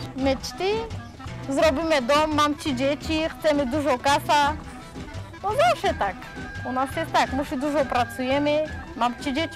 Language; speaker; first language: Polish; non-native, learner; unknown